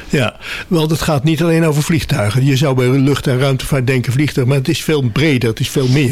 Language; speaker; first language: Dutch; native; Dutch